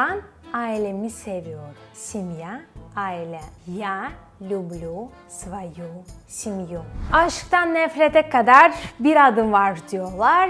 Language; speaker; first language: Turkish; non-native, fluent; Russian